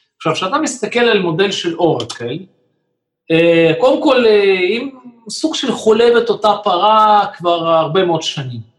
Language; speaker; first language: Hebrew; non-native, fluent; Russian